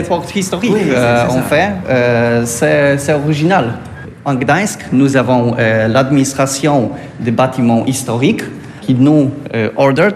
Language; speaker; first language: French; non-native, learner; Polish